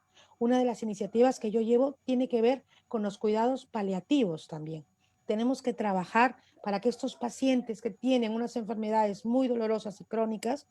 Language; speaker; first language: Spanish; native; Spanish